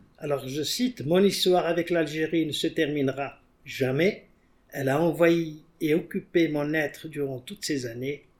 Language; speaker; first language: French; non-native, local second language; Arabic